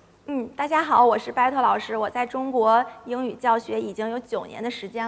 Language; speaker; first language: Chinese; native; Chinese